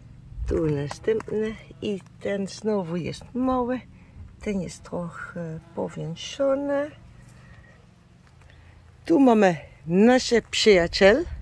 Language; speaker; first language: Polish; non-native, learner; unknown